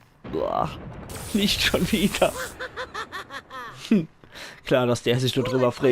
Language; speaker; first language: German; native; German